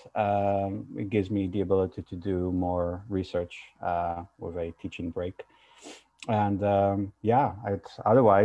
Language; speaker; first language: English; non-native, fluent; Portuguese